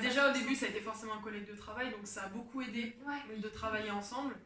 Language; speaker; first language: French; native; French